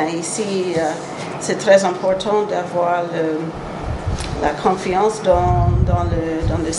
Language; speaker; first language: French; non-native, learner; English